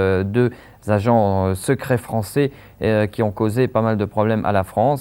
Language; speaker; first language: French; native; French